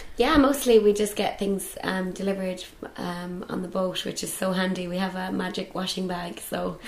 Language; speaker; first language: English; native; English